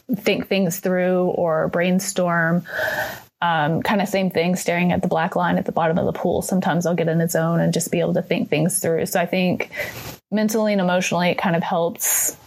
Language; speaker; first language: English; native; English